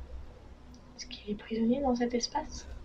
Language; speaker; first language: French; native; French